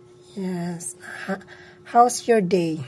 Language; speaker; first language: English; non-native, learner; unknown